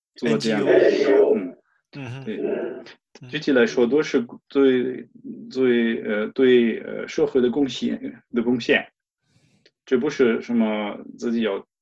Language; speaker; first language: Chinese; non-native, fluent; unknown